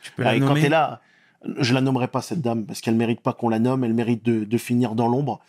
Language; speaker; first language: French; native; French